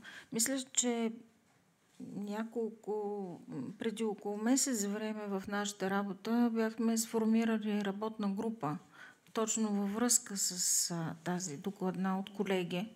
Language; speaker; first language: Bulgarian; native; Bulgarian